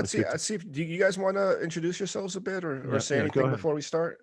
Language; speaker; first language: English; native; English